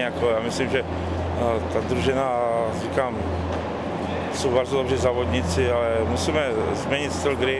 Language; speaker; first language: Polish; non-native, learner; Czech